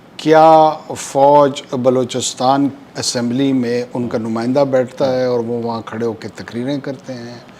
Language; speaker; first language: Urdu; non-native, local second language; Pashto